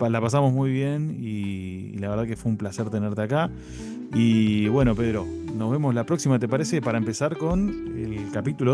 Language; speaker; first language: Spanish; native; Spanish